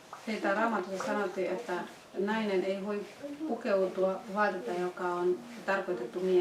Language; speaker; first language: Finnish; non-native, fluent; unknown